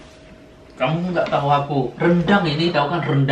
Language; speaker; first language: Indonesian; native; Indonesian